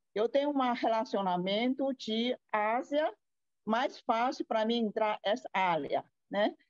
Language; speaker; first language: Portuguese; non-native, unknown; Chinese